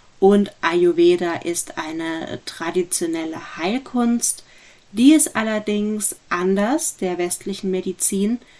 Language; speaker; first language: German; native; German